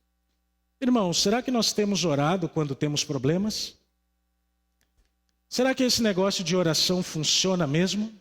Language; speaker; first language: Portuguese; native; Portuguese